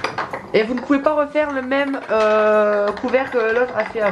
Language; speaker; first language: French; native; French